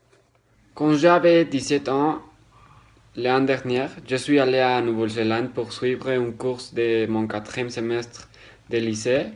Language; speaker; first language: French; non-native, learner; Spanish